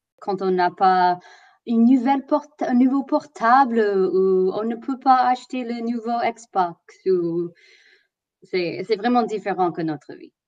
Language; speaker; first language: French; non-native, fluent; English